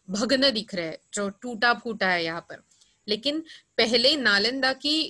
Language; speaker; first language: Hindi; non-native, local second language; Marathi